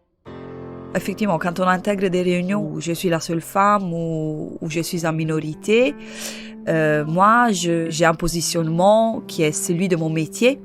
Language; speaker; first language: French; native; French